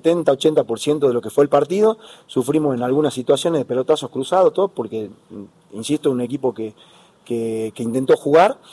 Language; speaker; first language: Spanish; native; Spanish